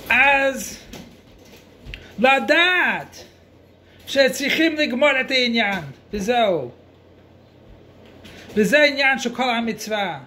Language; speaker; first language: Hebrew; non-native, fluent; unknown